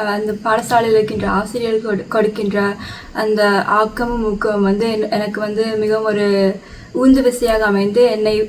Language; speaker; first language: Tamil; early bilingual, heritage; Tamil